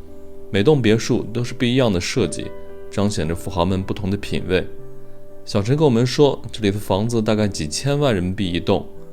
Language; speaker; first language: Chinese; native; Chinese